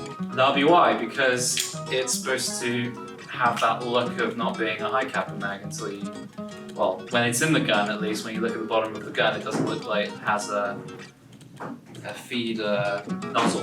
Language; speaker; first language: English; native; English